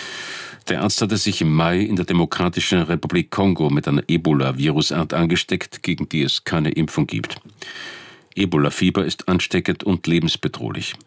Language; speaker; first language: German; native; German